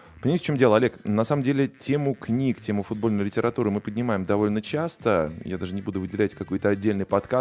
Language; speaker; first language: Russian; native; Russian